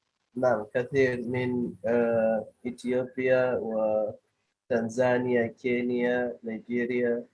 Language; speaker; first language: Arabic; non-native, learner; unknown